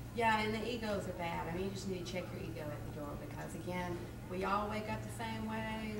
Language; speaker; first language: English; native; English